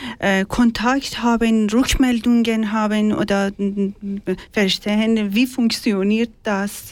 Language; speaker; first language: German; non-native, learner; Persian